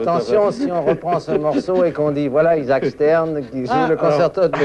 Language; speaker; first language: French; native; French